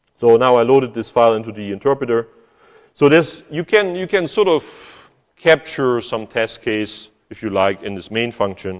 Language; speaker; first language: English; non-native, fluent; German